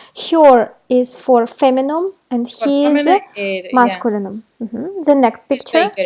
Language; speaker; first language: English; non-native, fluent; Russian